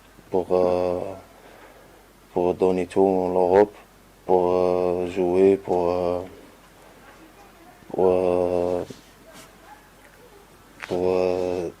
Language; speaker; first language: French; non-native, learner; Arabic